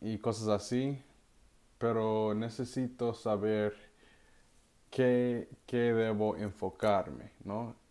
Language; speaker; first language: Spanish; non-native, learner; English